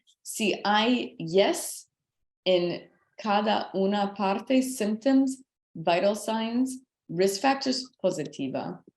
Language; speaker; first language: Spanish; non-native, learner; English